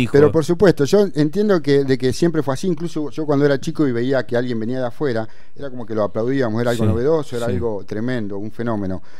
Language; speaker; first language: Spanish; native; Spanish